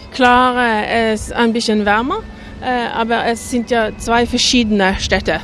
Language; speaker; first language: German; non-native, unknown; Norwegian